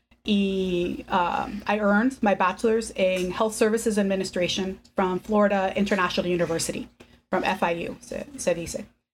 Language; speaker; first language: English; early bilingual, other home language; Spanish